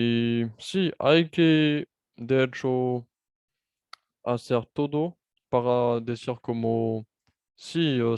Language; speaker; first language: Spanish; non-native, fluent; French